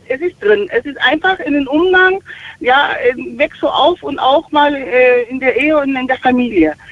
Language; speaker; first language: German; non-native, fluent; Spanish